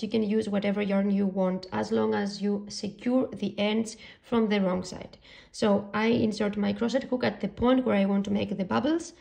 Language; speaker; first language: English; non-native, fluent; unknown